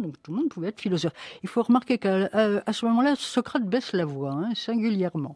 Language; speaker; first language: French; native; French